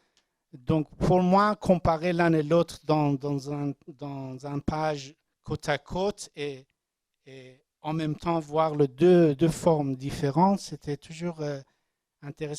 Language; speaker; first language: French; non-native, learner; Persian